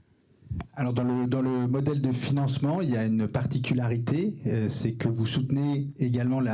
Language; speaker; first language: French; native; French